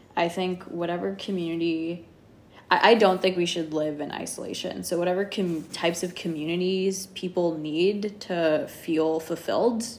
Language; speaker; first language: English; native; English